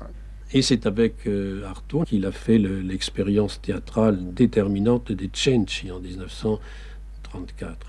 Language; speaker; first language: French; native; French